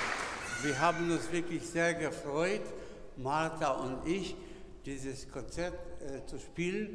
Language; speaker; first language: German; non-native, fluent; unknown